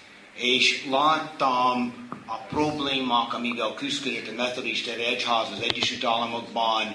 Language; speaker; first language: Hungarian; non-native, fluent; English